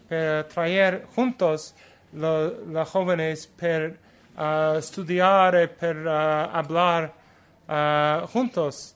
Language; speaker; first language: Spanish; non-native, learner; English